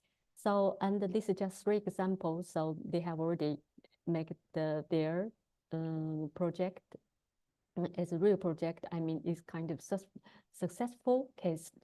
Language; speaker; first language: English; non-native, learner; Chinese